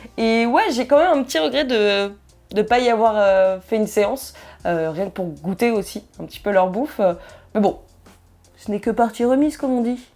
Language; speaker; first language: French; native; French